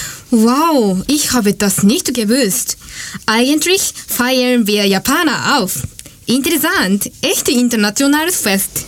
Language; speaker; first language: German; non-native, learner; Japanese